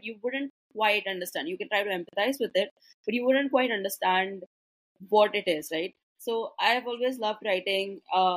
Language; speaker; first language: English; non-native, local second language; Hindi